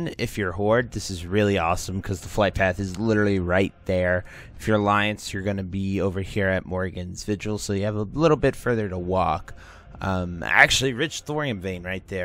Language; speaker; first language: English; native; English